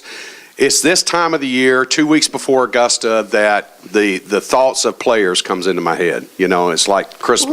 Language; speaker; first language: English; native; English